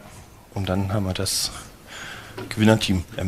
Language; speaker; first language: German; native; German